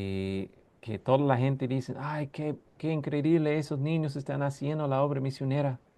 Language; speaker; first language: Spanish; non-native, fluent; English